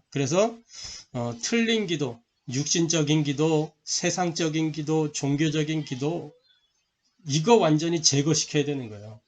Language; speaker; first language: Korean; native; Korean